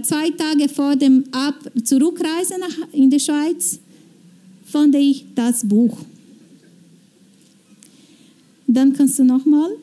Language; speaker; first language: German; non-native, fluent; Portuguese